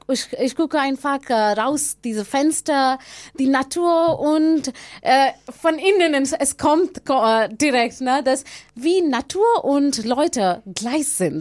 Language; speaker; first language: German; non-native, learner; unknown